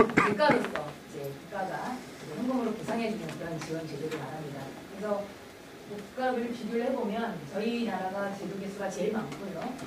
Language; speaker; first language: Korean; native; Korean